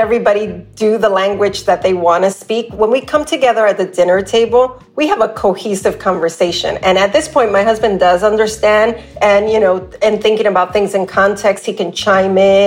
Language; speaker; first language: English; native; English